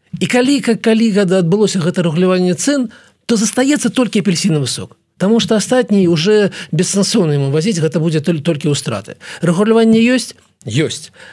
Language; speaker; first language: Belarusian; native; Belarusian